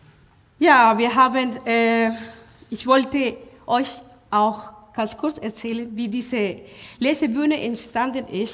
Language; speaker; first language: German; non-native, fluent; Spanish